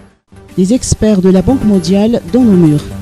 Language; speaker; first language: French; non-native, local second language; Malagasy